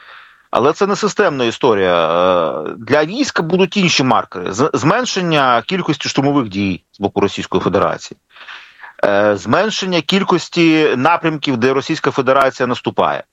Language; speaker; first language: Ukrainian; native; Ukrainian